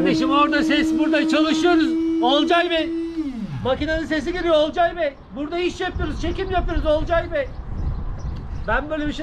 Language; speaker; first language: Turkish; native; Turkish